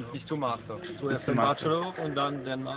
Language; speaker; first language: German; non-native, learner; French